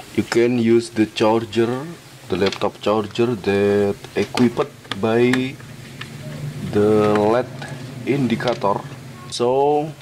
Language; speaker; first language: English; non-native, learner; Javanese